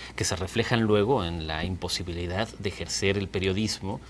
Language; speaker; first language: Spanish; native; Spanish